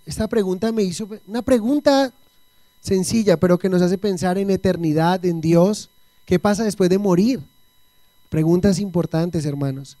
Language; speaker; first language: Spanish; native; Spanish